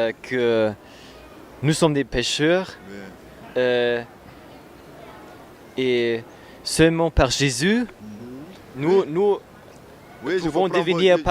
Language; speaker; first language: French; non-native, learner; German